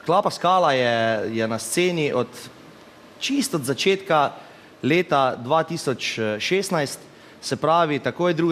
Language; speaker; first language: Slovenian; native; Slovenian